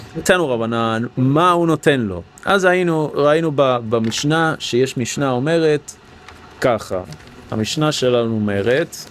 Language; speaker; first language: Hebrew; non-native, fluent; English